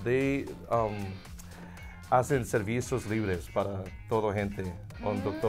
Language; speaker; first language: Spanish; non-native, learner; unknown